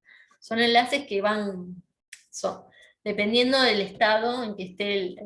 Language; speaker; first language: Spanish; native; Spanish